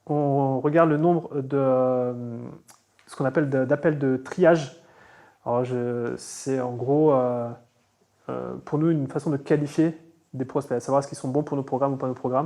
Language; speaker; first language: French; native; French